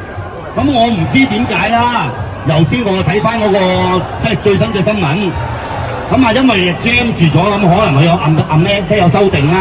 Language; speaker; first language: Cantonese; native; Cantonese